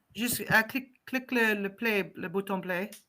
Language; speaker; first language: French; non-native, fluent; English